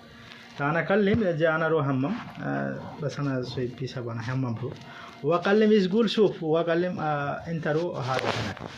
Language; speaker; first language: Arabic; non-native, learner; Bangla